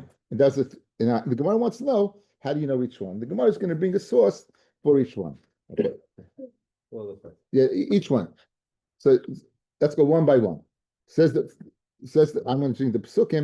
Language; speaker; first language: English; native; English